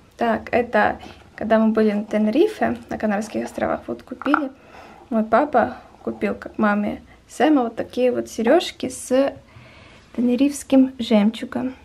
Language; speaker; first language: Russian; native; Russian